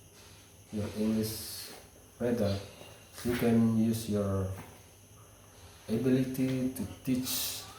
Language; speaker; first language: English; non-native, learner; Indonesian